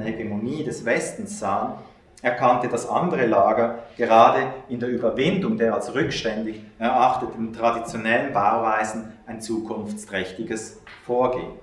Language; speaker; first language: German; native; German